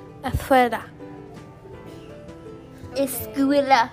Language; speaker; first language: Spanish; non-native, learner; English